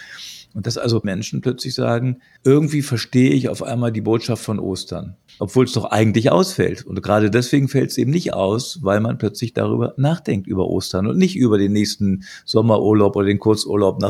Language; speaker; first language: German; native; German